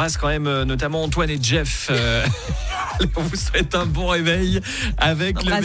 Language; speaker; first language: French; native; French